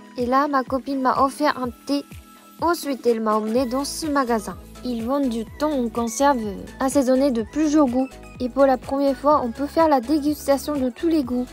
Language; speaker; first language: French; non-native, fluent; Japanese